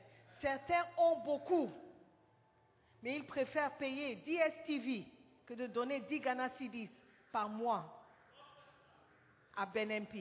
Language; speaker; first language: French; non-native, fluent; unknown